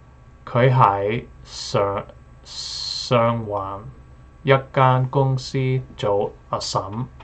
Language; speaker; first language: Cantonese; non-native, learner; English